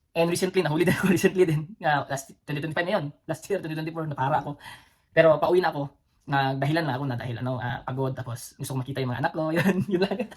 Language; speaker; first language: Filipino; non-native, local second language; Cebuano